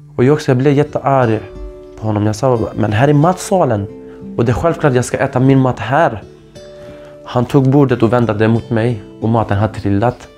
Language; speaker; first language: Swedish; non-native, fluent; Kurdish